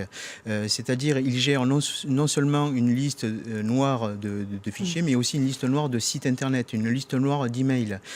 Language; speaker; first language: French; native; French